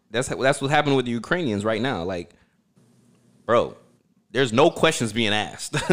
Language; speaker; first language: English; early bilingual, other home language; Haitian Creole